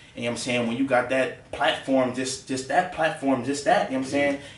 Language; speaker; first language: English; native; English